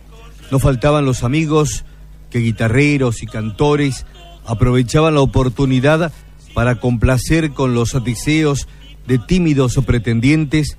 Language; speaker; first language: Spanish; native; Spanish